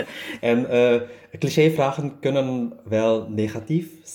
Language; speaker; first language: Dutch; non-native, learner; German